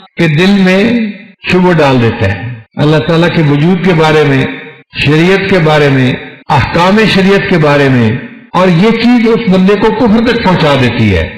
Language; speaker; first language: Urdu; non-native, local second language; Punjabi